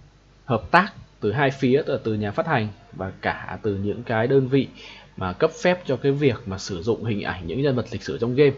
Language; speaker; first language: Vietnamese; native; Vietnamese